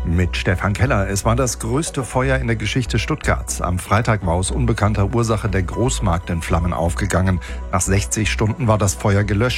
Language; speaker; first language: German; native; German